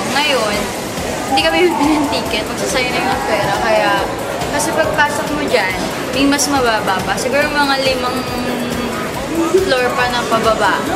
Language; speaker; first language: Filipino; native; Filipino